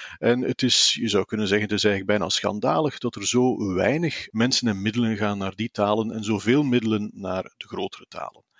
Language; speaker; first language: Dutch; native; Dutch